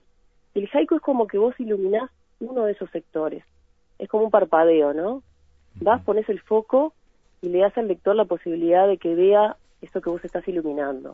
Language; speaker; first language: Spanish; native; Spanish